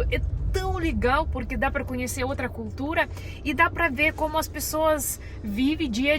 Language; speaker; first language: Portuguese; non-native, learner; Russian